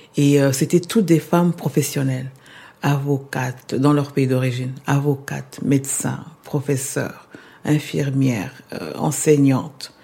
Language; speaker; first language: French; non-native, local second language; Lingala